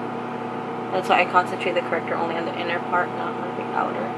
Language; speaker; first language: English; native; English